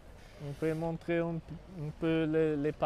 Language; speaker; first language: French; non-native, learner; Portuguese